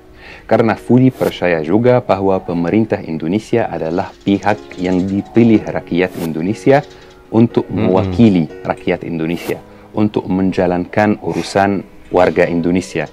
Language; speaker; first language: Indonesian; non-native, fluent; Arabic